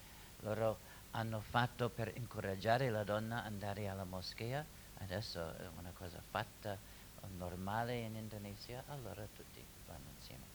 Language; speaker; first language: Italian; non-native, fluent; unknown